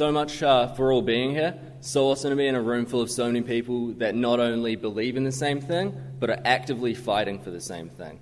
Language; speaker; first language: English; native; English